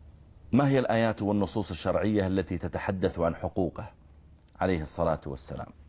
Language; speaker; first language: Arabic; native; Arabic